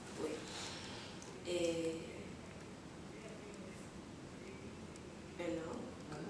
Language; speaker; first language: French; early bilingual, heritage; French